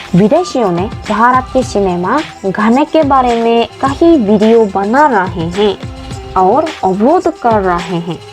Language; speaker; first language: Hindi; non-native, fluent; Korean